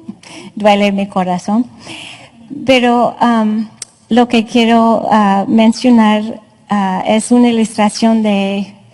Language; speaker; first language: Spanish; non-native, fluent; English